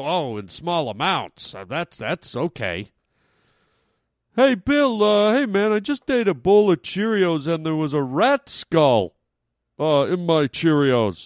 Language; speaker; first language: English; native; English